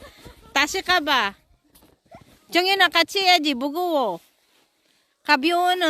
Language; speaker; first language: Korean; non-native, fluent; Filipino